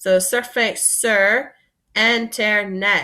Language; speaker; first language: French; non-native, fluent; English